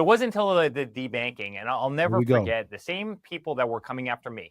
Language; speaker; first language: English; native; English